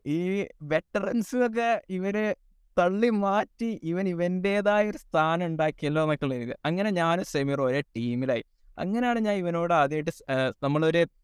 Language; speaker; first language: Malayalam; early bilingual, heritage; Malayalam